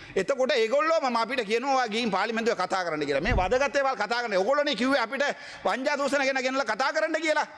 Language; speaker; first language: Sinhala; non-native, local second language; Tamil